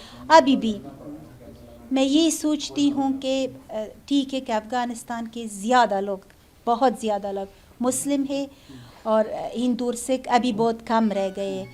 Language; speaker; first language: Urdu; non-native, learner; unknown